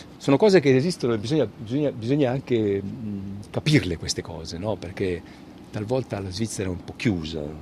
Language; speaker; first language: Italian; native; Italian